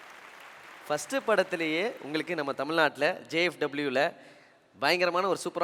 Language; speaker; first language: Tamil; native; Tamil